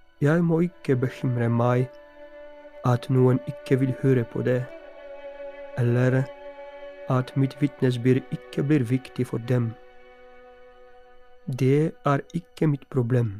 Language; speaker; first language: Norwegian; non-native, fluent; Polish